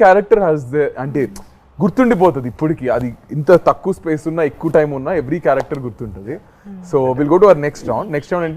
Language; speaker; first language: Telugu; native; Telugu